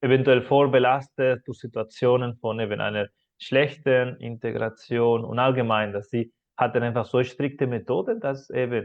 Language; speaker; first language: German; non-native, fluent; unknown